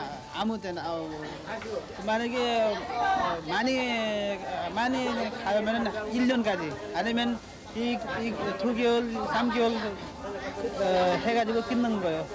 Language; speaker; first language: Korean; non-native, learner; Nepali